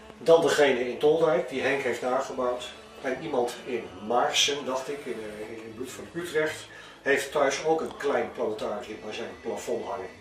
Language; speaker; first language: Dutch; native; Dutch